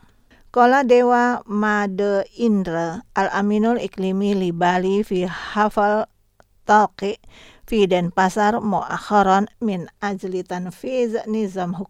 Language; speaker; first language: Arabic; non-native, fluent; Indonesian